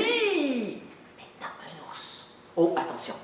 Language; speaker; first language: French; native; French